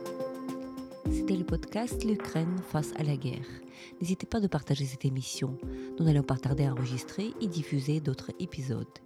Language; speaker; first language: French; non-native, fluent; Ukrainian